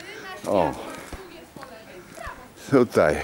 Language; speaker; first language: Polish; native; Polish